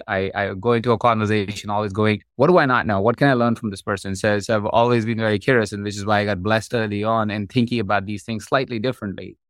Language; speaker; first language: English; non-native, local second language; Hindi